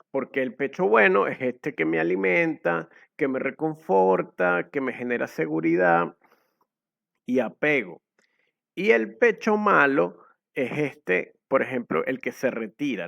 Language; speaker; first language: Spanish; native; Spanish